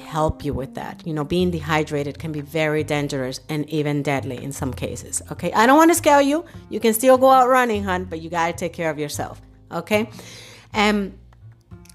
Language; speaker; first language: English; early bilingual, other home language; Spanish